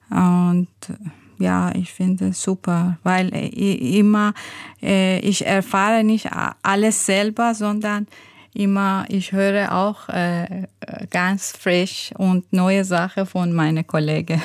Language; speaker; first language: German; non-native, learner; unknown